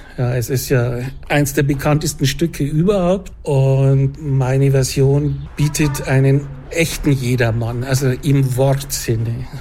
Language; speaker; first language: German; native; German